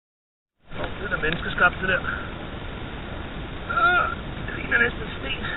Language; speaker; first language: Danish; native; Danish